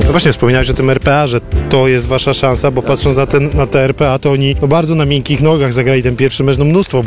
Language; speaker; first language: Polish; native; Polish